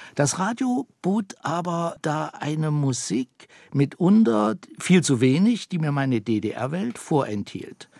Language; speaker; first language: German; native; German